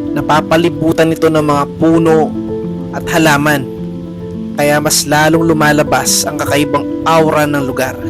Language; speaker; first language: Filipino; non-native, local second language; Pampanga